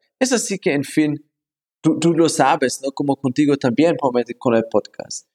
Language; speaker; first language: Spanish; non-native, fluent; German